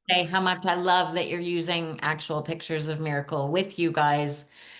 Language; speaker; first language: English; native; English